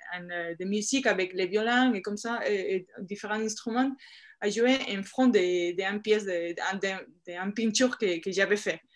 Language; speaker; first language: French; non-native, fluent; Spanish